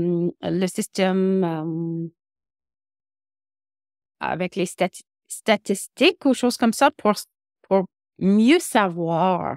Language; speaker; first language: French; non-native, local second language; English